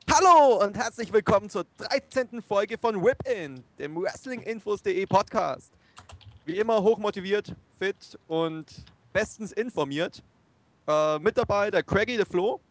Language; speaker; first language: German; native; German